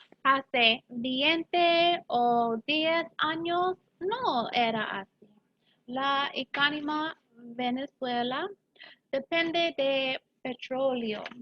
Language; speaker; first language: Spanish; non-native, learner; English